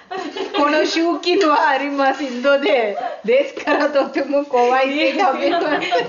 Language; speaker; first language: Japanese; non-native, learner; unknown